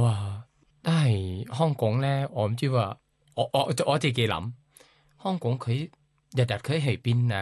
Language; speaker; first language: Cantonese; non-native, learner; Thai